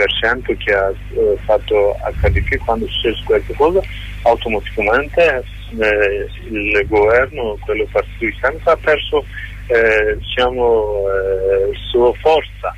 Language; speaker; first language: Italian; non-native, learner; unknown